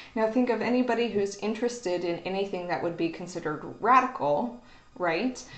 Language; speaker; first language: English; native; English